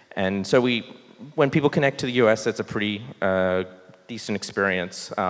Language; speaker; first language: English; native; English